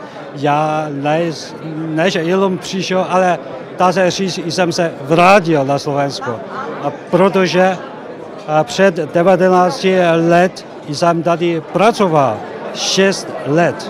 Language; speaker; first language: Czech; non-native, learner; Chinese